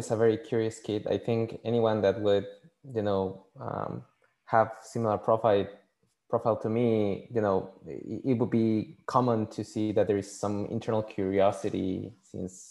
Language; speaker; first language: English; non-native, fluent; Spanish